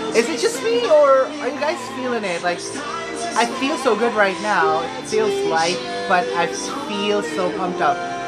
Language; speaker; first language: English; non-native, local second language; Filipino